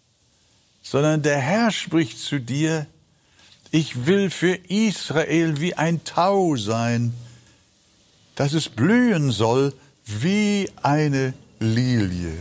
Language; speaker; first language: German; native; German